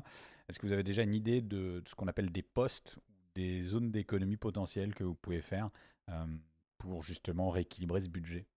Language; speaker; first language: French; native; French